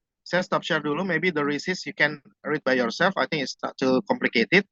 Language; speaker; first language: English; non-native, fluent; Indonesian